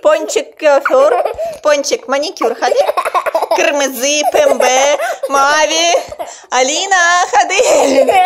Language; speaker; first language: Turkish; non-native, learner; Russian